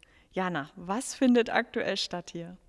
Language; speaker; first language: German; native; German